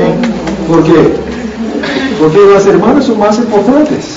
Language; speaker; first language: Spanish; non-native, learner; English